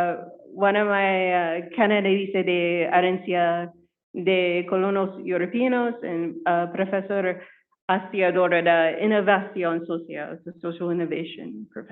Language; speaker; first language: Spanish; non-native, learner; English